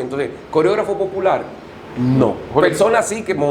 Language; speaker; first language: Spanish; native; Spanish